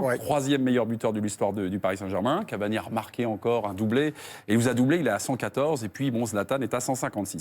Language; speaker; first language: French; native; French